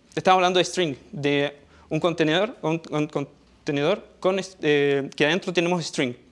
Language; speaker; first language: Spanish; native; Spanish